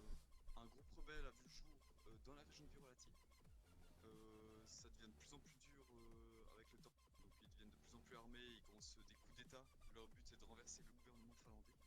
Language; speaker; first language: French; native; French